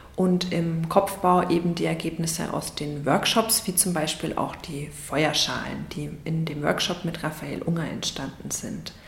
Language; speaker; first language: German; native; German